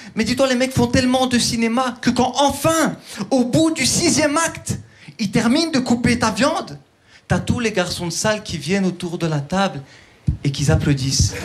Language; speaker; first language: French; early bilingual, other home language; Turkish